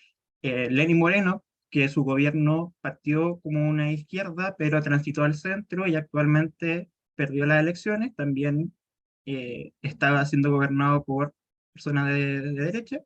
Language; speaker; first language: Spanish; native; Spanish